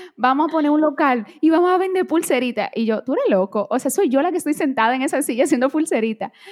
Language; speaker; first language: Spanish; early bilingual, other home language; Portuguese